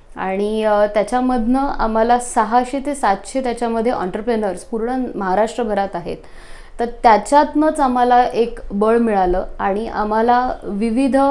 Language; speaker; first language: Marathi; native; Marathi